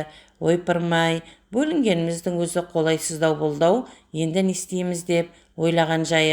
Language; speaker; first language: Kazakh; native; Kazakh